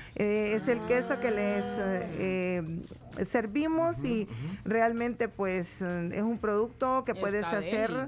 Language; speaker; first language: Spanish; native; Spanish